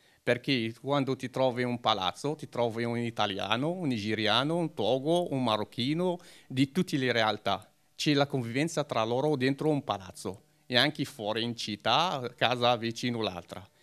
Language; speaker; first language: Italian; non-native, learner; Arabic